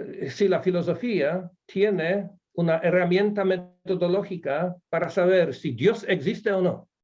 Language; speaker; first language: Spanish; non-native, fluent; Polish